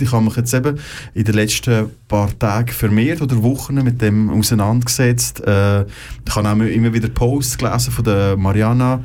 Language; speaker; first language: German; native; German